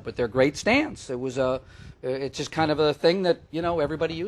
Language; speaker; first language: English; native; English